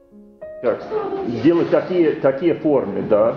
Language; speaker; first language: Russian; non-native, learner; English